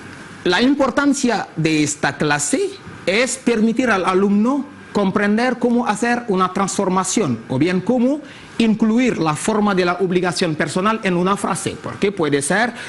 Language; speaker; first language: Spanish; non-native, fluent; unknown